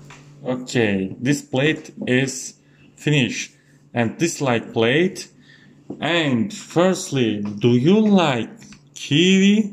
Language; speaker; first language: English; non-native, learner; Turkish